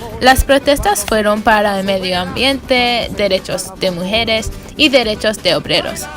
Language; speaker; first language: Spanish; non-native, learner; English